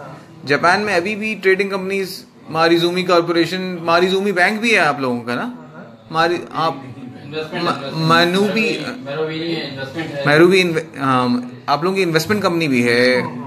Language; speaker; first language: Urdu; native; Urdu